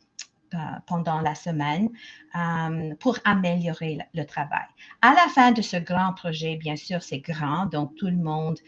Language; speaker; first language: French; non-native, local second language; English